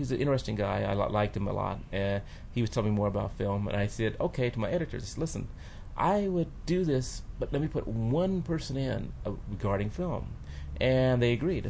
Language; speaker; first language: English; native; English